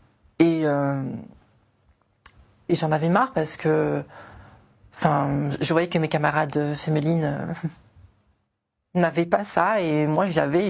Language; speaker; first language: French; native; French